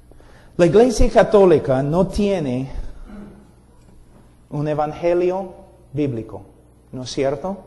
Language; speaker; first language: Spanish; non-native, fluent; English